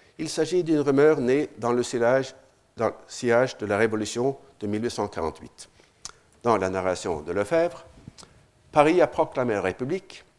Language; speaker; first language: French; non-native, fluent; Norwegian